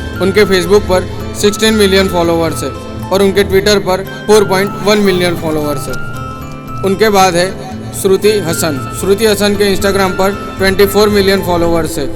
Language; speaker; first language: Hindi; native; Hindi